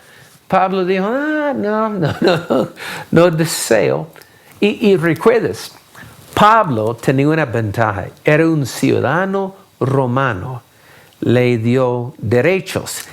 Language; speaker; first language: Spanish; non-native, fluent; English